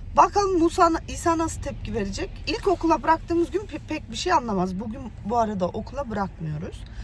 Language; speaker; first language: Turkish; early bilingual, heritage; Turkish